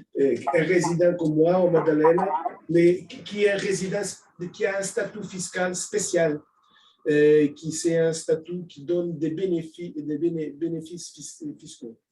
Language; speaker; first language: French; non-native, fluent; Portuguese